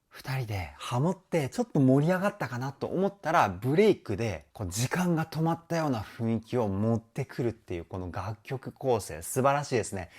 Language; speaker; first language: Japanese; native; Japanese